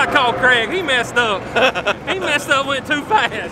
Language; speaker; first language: English; native; English